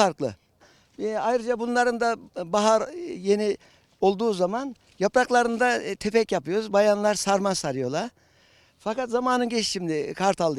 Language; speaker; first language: Turkish; native; Turkish